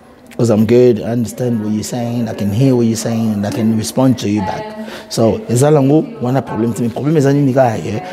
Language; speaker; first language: English; non-native, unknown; Lingala